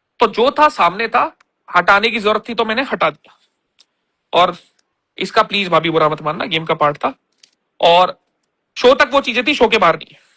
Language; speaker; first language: Hindi; native; Hindi